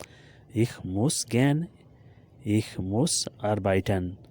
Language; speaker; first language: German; non-native, learner; Urdu